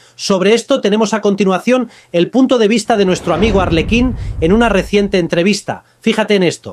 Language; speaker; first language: Spanish; native; Spanish